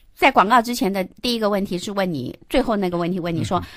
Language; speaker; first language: Chinese; native; Chinese